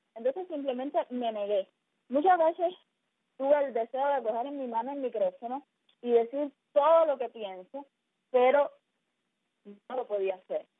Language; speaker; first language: Spanish; native; Spanish